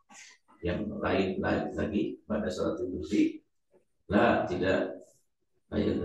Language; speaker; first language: Indonesian; native; Indonesian